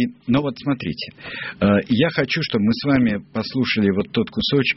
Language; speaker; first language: Russian; native; Russian